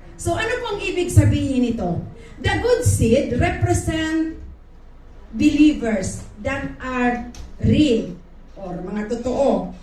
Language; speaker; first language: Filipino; non-native, local second language; Cebuano